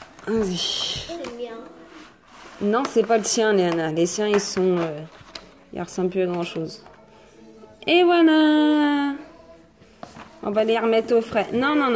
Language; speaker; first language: French; native; French